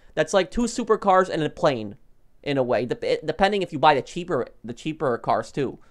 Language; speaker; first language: English; native; English